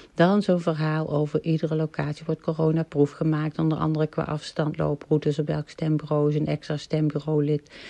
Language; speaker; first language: Dutch; native; Dutch